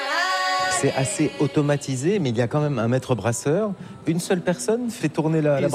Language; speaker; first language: French; native; French